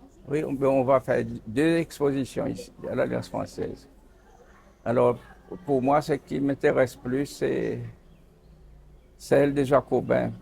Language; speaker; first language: French; non-native, local second language; Seselwa Creole French